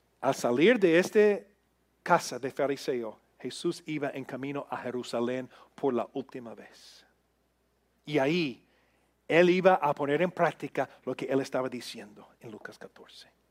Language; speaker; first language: Spanish; non-native, fluent; English